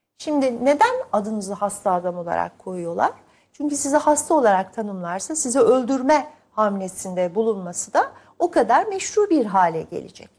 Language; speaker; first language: Turkish; native; Turkish